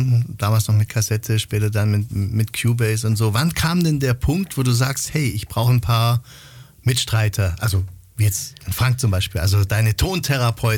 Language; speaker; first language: German; native; German